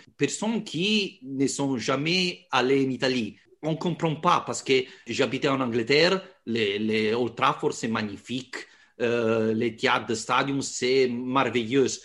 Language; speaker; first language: French; non-native, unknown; Italian